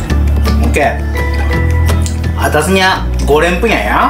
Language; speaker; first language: Indonesian; non-native, learner; Japanese